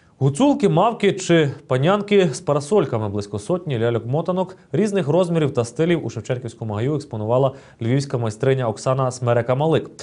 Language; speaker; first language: Ukrainian; native; Ukrainian